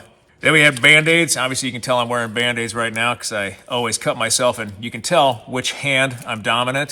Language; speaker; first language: English; native; English